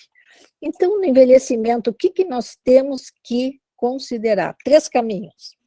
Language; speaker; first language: Portuguese; native; Portuguese